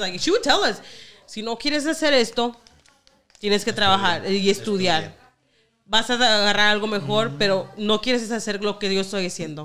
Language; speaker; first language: Spanish; early bilingual, heritage; Spanish